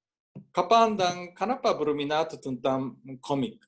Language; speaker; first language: Indonesian; non-native, learner; Japanese